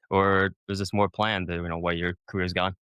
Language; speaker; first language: English; native; English